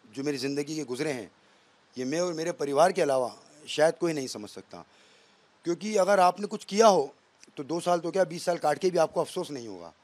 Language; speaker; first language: Hindi; native; Hindi